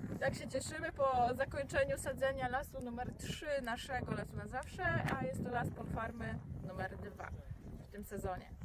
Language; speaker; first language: Polish; native; Polish